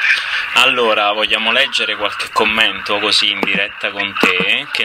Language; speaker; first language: Italian; native; Italian